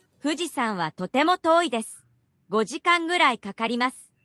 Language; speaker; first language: Japanese; non-native, learner; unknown